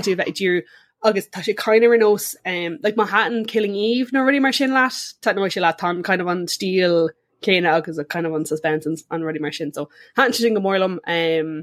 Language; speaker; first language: Irish; non-native, local second language; English